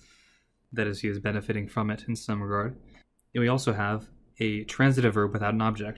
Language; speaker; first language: English; native; English